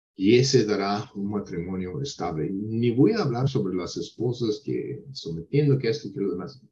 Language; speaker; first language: Spanish; non-native, fluent; English